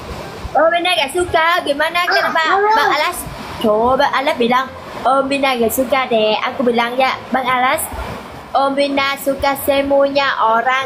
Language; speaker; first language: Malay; non-native, fluent; Vietnamese